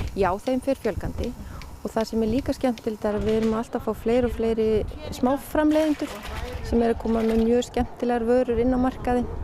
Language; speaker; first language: Icelandic; native; Icelandic